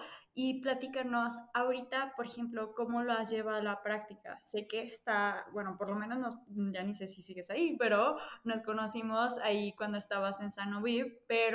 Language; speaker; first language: Spanish; native; Spanish